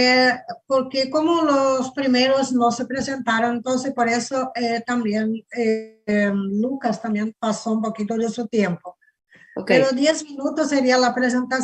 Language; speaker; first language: Spanish; non-native, fluent; Portuguese